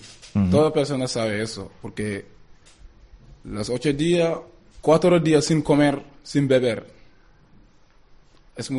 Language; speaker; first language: Spanish; non-native, learner; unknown